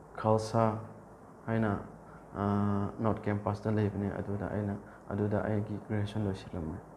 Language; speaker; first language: Manipuri; non-native, local second language; Rongmei Naga